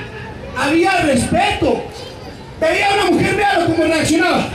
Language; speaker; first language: Spanish; native; Spanish